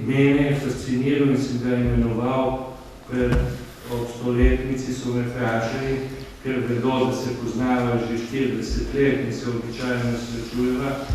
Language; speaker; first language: Slovenian; native; Slovenian